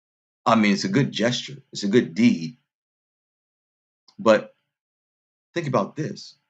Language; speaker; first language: English; native; English